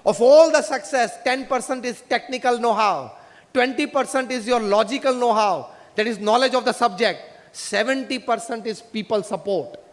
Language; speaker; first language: English; non-native, local second language; Gujarati